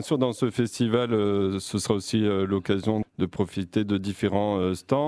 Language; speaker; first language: French; native; French